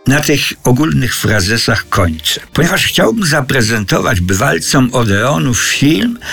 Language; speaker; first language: Polish; native; Polish